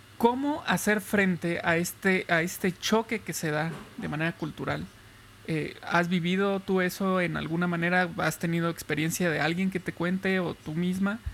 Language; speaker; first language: Spanish; native; Spanish